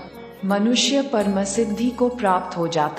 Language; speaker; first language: Hindi; native; Hindi